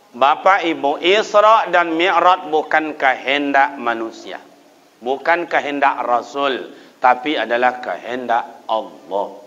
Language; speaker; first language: Malay; non-native, local second language; Minangkabau